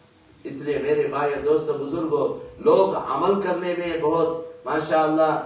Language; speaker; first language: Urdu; non-native, fluent; Tamil